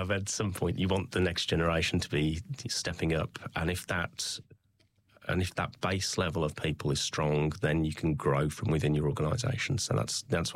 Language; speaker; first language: English; native; English